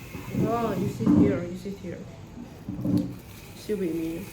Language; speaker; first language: English; non-native, learner; Burmese